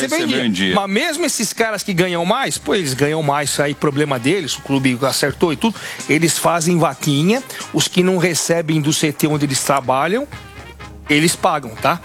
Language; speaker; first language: Portuguese; native; Portuguese